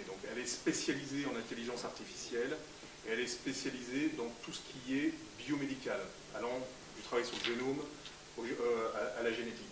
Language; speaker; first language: French; native; French